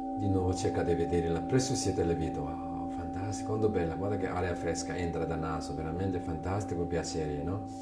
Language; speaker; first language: Italian; non-native, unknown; Tibetan